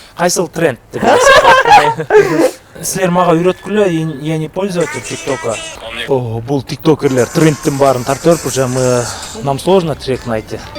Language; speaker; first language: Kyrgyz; native; Kyrgyz